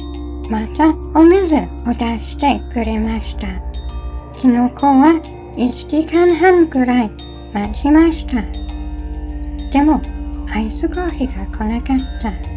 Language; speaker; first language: Japanese; non-native, learner; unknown